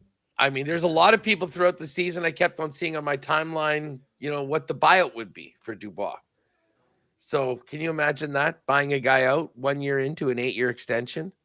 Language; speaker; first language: English; native; English